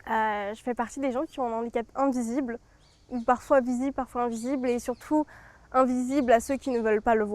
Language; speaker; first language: French; native; French